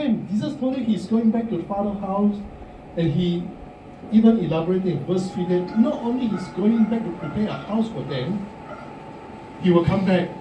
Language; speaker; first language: English; non-native, local second language; Min Nan Chinese